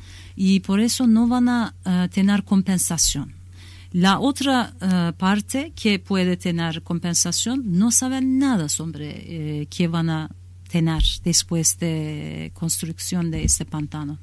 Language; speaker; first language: Spanish; non-native, learner; Kurdish